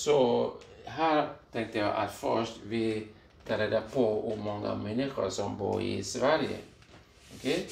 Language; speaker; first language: Swedish; non-native, fluent; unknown